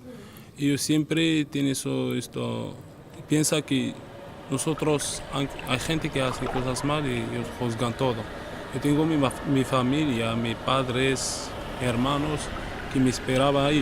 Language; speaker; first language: Spanish; non-native, learner; Arabic